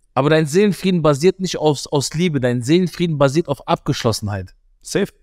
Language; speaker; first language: German; native; German